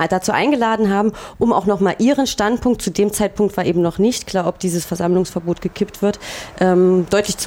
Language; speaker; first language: German; native; German